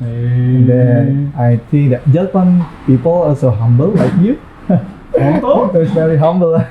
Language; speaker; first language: English; non-native, learner; Indonesian